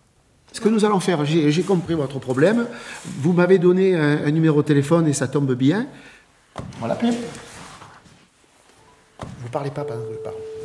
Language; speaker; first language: French; native; French